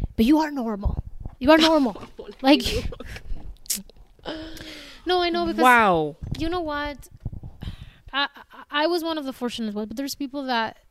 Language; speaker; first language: English; early bilingual, other home language; Spanish